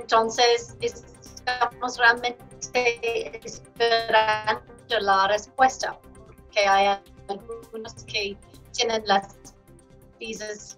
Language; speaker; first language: Spanish; non-native, fluent; English